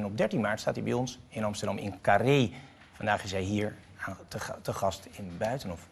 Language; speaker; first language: Dutch; native; Dutch